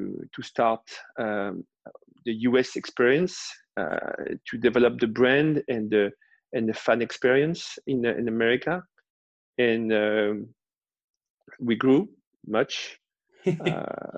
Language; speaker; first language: English; non-native, fluent; French